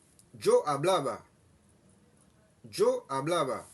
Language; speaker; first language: Spanish; non-native, fluent; Haitian Creole